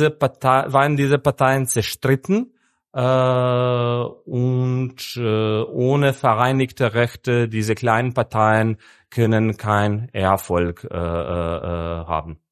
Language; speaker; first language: German; non-native, fluent; Serbian